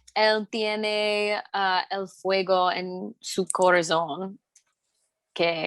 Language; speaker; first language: Spanish; non-native, learner; English